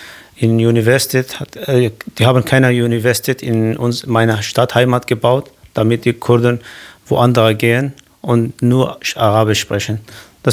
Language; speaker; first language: German; non-native, learner; Arabic